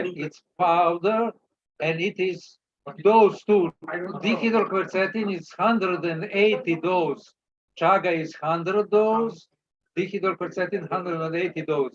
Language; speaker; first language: English; non-native, learner; Serbian